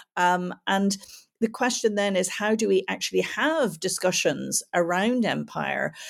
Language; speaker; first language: English; native; English